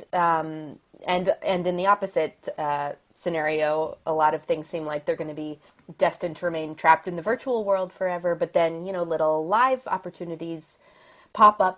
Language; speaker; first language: English; native; English